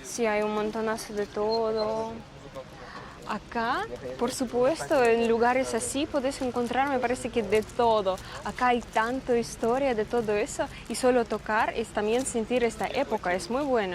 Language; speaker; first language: Spanish; non-native, fluent; Russian